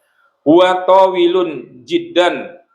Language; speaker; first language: Arabic; non-native, learner; Indonesian